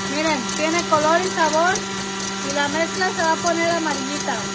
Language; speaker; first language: Spanish; native; Spanish